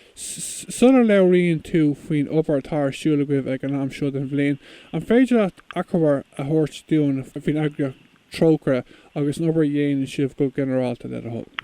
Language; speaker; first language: Irish; non-native, local second language; English